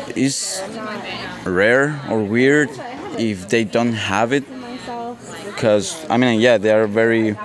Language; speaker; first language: English; non-native, fluent; Spanish